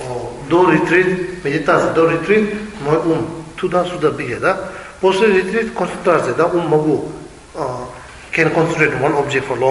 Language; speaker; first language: Russian; non-native, learner; Tibetan